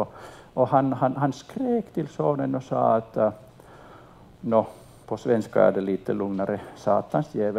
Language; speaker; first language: Swedish; non-native, local second language; Finnish